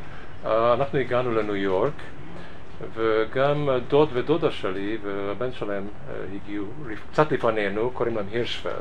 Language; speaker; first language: Hebrew; non-native, fluent; Hungarian